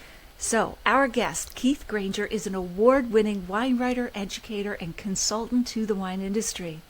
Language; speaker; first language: English; native; English